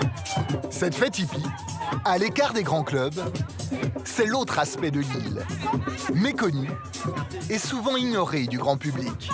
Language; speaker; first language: French; native; French